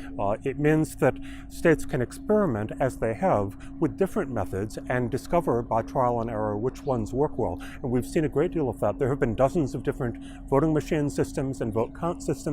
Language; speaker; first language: English; native; English